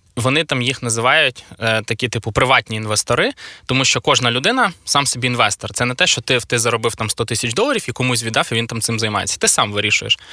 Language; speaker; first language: Ukrainian; native; Ukrainian